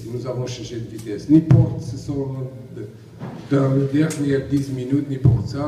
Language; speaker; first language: French; non-native, learner; Portuguese